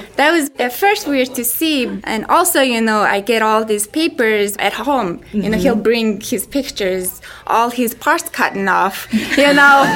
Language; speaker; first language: English; non-native, fluent; Mongolian